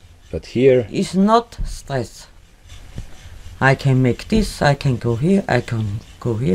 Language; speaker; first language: English; non-native, learner; German